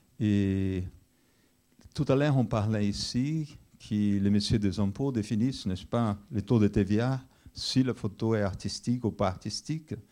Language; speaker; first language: French; non-native, fluent; Portuguese